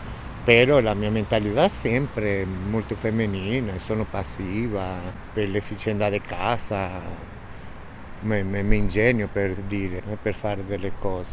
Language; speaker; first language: Italian; non-native, fluent; Spanish